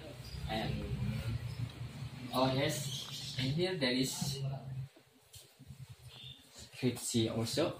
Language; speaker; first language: English; non-native, learner; Indonesian